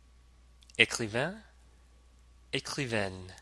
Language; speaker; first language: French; non-native, fluent; English